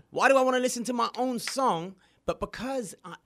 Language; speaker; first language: English; native; English